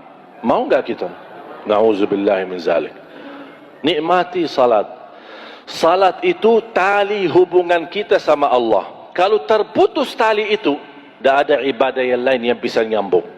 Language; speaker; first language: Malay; non-native, fluent; Arabic